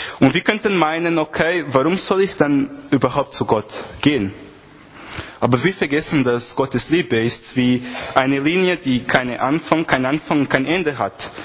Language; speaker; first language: German; non-native, fluent; Portuguese